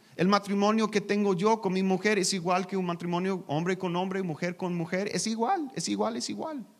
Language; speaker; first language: Spanish; non-native, learner; English